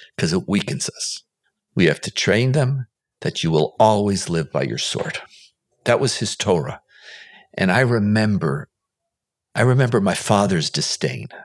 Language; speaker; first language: English; non-native, fluent; Hebrew